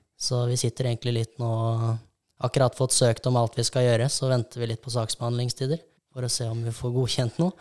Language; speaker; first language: Norwegian; native; Norwegian